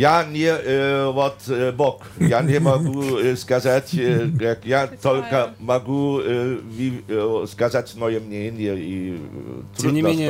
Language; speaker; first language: Russian; non-native, fluent; German